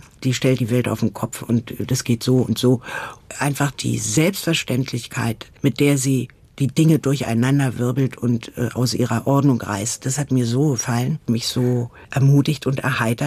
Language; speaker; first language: German; native; German